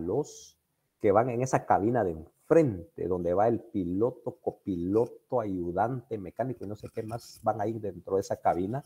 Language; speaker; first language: Spanish; native; Spanish